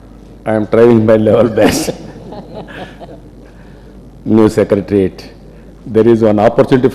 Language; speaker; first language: English; non-native, local second language; Telugu